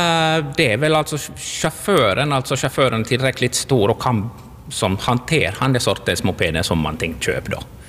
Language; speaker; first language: Swedish; native; Swedish